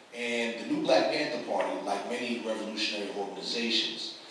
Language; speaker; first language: English; native; English